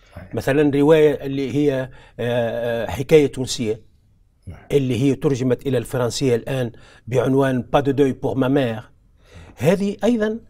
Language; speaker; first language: Arabic; native; Arabic